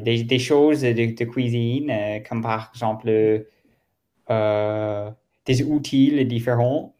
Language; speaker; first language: French; non-native, learner; German